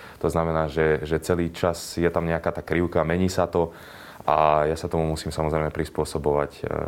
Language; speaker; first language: Slovak; native; Slovak